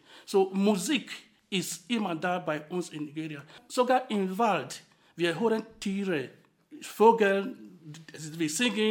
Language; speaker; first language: German; non-native, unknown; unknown